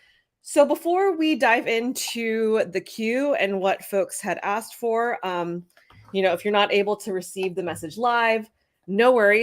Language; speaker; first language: English; native; English